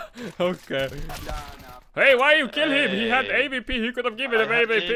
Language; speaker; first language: English; non-native, fluent; Icelandic